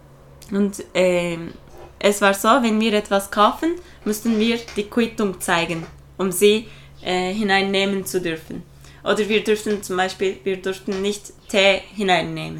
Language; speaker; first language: German; non-native, fluent; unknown